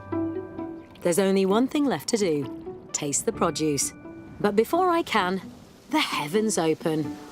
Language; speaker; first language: English; native; English